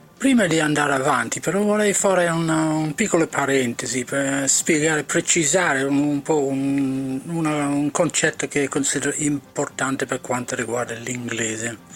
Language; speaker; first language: Italian; non-native, fluent; English